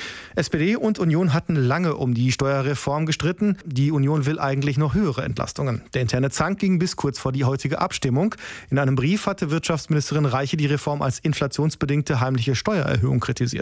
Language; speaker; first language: German; native; German